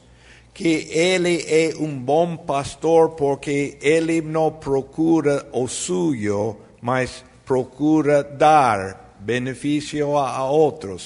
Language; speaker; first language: Portuguese; non-native, fluent; Spanish